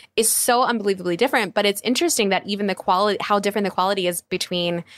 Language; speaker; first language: English; native; English